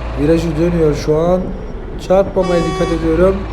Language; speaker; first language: Turkish; native; Turkish